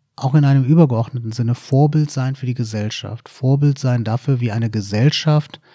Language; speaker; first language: German; native; German